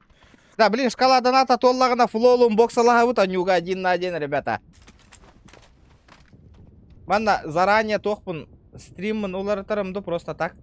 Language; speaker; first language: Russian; non-native, local second language; Yakut